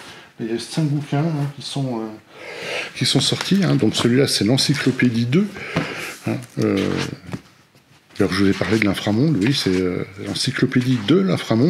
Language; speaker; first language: French; native; French